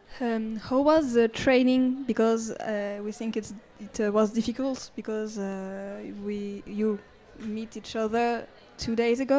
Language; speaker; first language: English; non-native, learner; French